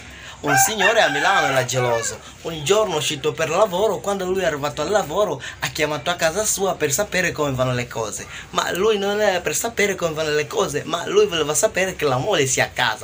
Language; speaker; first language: Italian; non-native, learner; Swahili